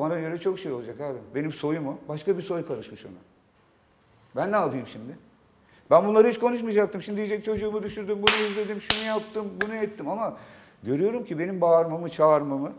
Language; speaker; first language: Turkish; native; Turkish